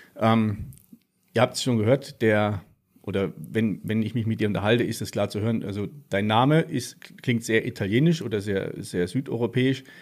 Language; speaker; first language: German; native; German